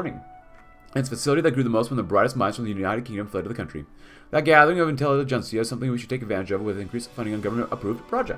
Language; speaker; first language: English; native; English